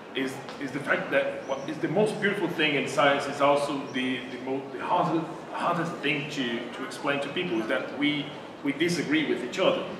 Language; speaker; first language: English; non-native, fluent; Portuguese